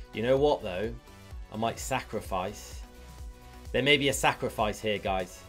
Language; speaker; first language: English; native; English